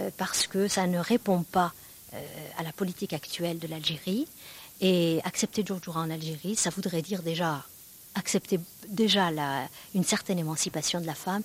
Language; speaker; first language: French; early bilingual, other home language; Kabyle